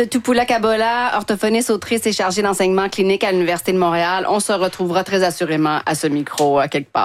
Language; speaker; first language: French; native; French